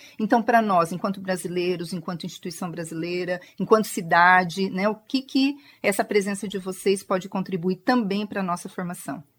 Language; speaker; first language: Portuguese; native; Portuguese